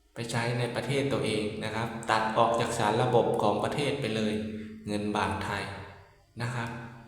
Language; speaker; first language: Thai; native; Thai